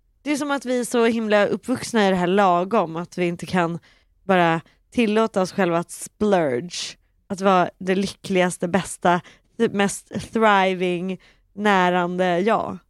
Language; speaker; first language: Swedish; native; Swedish